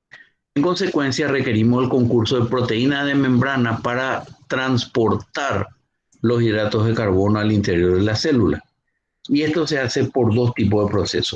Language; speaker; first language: Spanish; native; Spanish